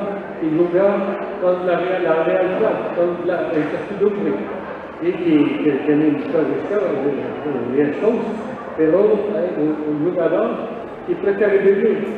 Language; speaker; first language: Spanish; non-native, learner; French